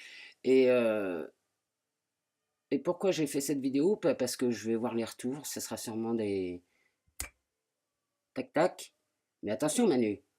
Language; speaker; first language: French; native; French